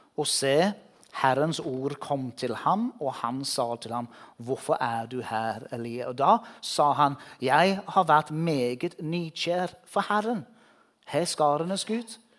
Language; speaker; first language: Norwegian; non-native, fluent; English